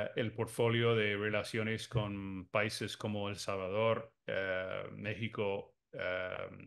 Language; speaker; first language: Spanish; non-native, fluent; English